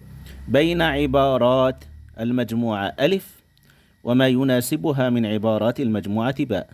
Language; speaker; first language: Arabic; non-native, fluent; Indonesian